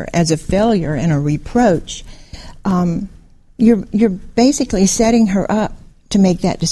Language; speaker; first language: English; native; English